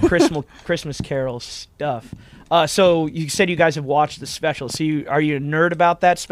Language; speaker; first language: English; native; English